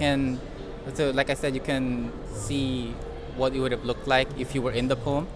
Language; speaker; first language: English; non-native, fluent; Korean